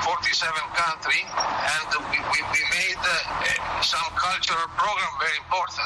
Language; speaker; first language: English; non-native, fluent; Italian